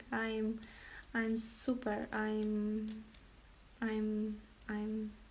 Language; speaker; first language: English; non-native, learner; Ukrainian